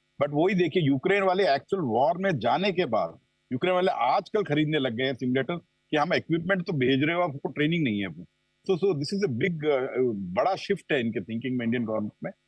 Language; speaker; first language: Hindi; non-native, local second language; Telugu